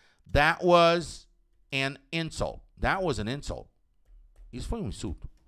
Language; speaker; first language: English; non-native, fluent; Portuguese